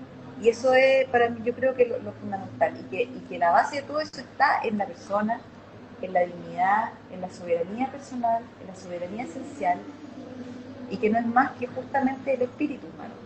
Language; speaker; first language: Spanish; native; Spanish